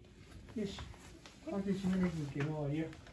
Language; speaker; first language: Japanese; native; Japanese